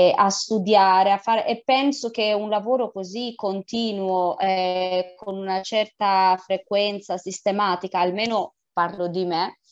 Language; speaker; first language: Italian; non-native, fluent; Albanian